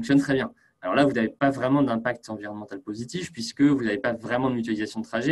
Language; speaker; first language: French; native; French